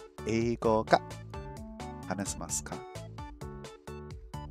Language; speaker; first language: Japanese; non-native, learner; English